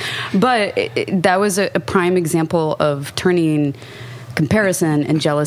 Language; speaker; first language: English; native; English